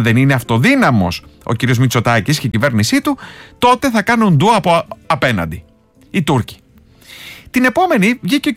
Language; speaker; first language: Greek; native; Greek